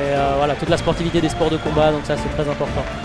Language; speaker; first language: French; native; French